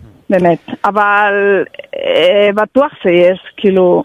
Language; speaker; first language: Hebrew; non-native, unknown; Spanish